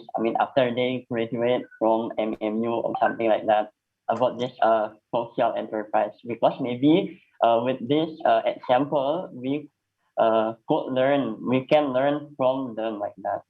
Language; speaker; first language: English; non-native, learner; Indonesian